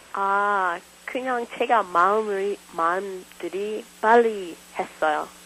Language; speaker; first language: Korean; non-native, learner; English